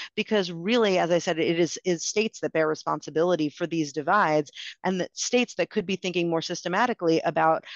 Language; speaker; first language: English; native; English